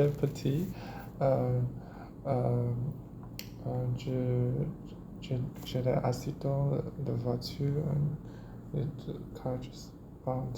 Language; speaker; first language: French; non-native, learner; Chinese